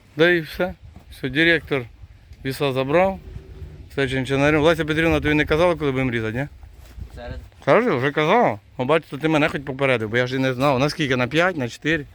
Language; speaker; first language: Ukrainian; native; Ukrainian